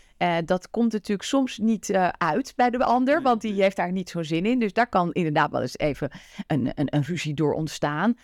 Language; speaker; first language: Dutch; native; Dutch